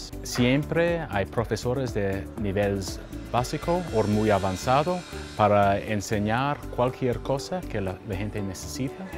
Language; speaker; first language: Spanish; non-native, learner; English